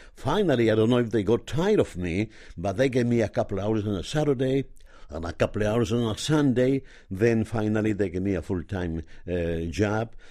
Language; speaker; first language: English; non-native, fluent; Spanish